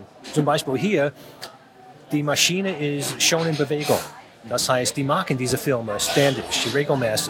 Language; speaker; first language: German; non-native, fluent; English